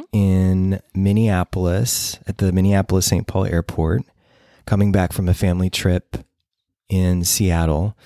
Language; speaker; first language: English; native; English